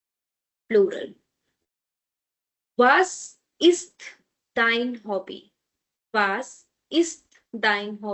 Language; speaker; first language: German; non-native, fluent; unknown